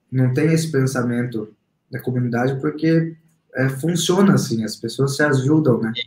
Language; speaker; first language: Portuguese; native; Portuguese